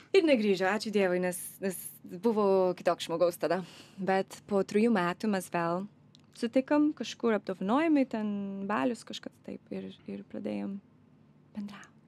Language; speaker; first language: Lithuanian; early bilingual, other home language; English